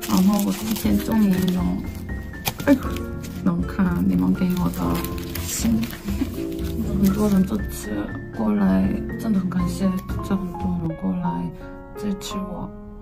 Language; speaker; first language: Chinese; non-native, fluent; Korean